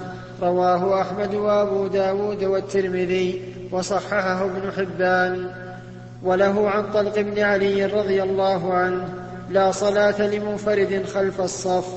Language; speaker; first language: Arabic; native; Arabic